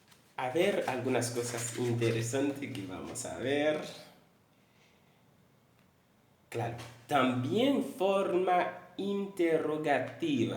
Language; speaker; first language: Spanish; non-native, fluent; Haitian Creole